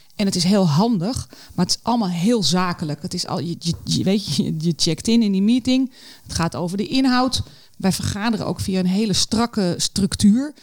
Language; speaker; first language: Dutch; native; Dutch